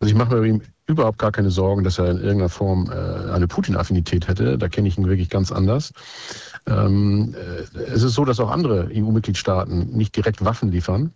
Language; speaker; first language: German; native; German